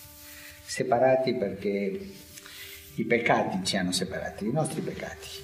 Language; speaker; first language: Italian; non-native, fluent; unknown